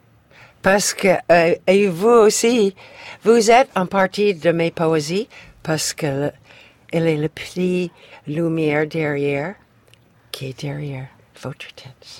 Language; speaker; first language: French; non-native, fluent; English